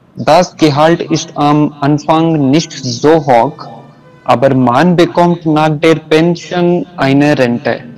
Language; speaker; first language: German; non-native, learner; Hindi